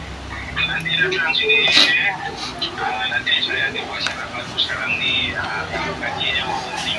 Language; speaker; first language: Malay; native; Malay